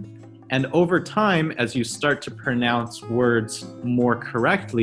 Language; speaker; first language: English; early bilingual, other home language; Chinese